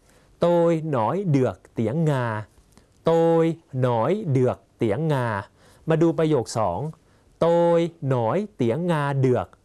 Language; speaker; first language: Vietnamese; non-native, fluent; Thai